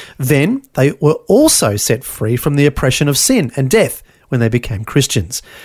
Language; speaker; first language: English; native; English